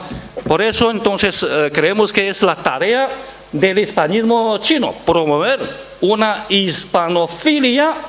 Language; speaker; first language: Spanish; non-native, fluent; Chinese